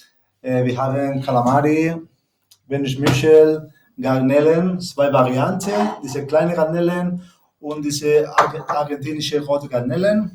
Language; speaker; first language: German; non-native, learner; Spanish